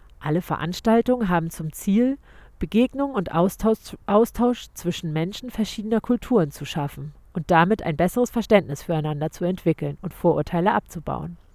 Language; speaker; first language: German; native; German